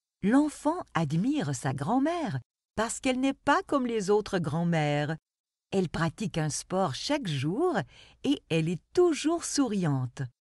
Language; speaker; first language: French; non-native, local second language; Arabic